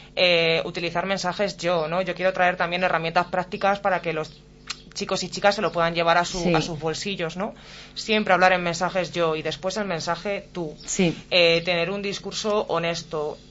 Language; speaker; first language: Spanish; native; Spanish